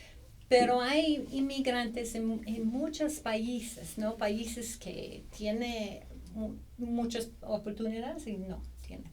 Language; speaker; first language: Spanish; non-native, fluent; English